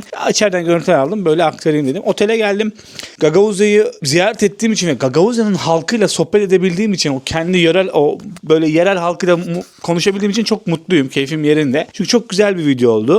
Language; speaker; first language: Turkish; native; Turkish